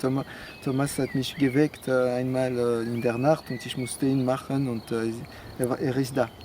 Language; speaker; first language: German; non-native, fluent; French